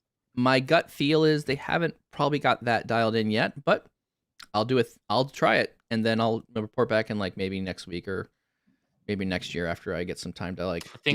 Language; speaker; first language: English; native; English